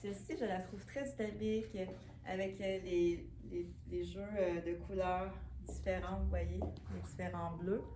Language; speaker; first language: French; native; French